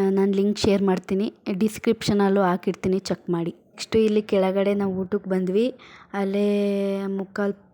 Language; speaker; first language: Kannada; non-native, local second language; Lambadi